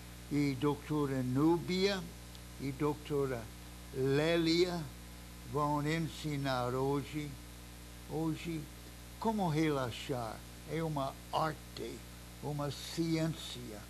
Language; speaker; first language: Portuguese; non-native, fluent; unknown